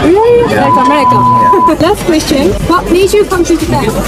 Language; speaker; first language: English; non-native, learner; Japanese